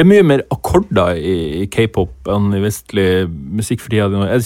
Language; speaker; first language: Norwegian; native; Norwegian